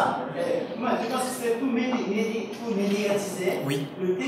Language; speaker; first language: French; non-native, learner; Japanese